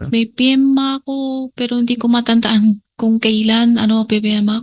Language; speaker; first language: Filipino; non-native, learner; Chinese